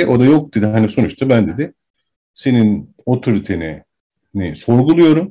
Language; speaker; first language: Turkish; native; Turkish